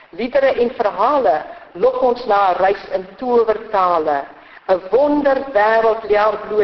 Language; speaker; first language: Dutch; non-native, fluent; Afrikaans